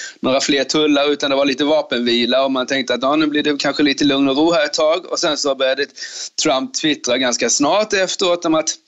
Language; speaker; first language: Swedish; native; Swedish